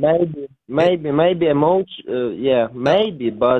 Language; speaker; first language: English; non-native, learner; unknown